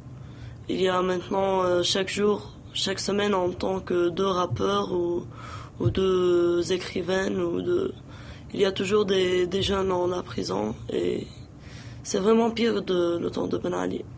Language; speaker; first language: French; non-native, local second language; Arabic